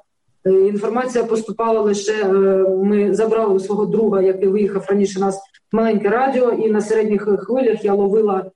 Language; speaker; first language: Ukrainian; native; Ukrainian